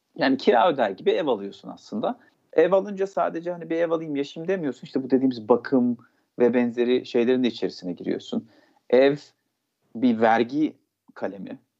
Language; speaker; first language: Turkish; native; Turkish